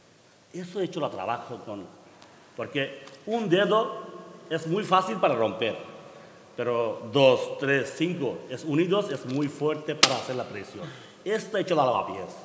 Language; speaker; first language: Spanish; non-native, learner; Bangla